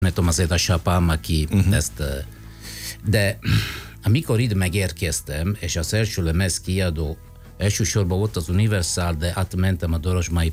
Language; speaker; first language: Hungarian; non-native, fluent; Italian